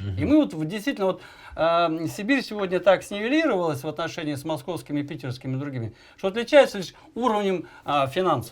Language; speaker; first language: Russian; native; Russian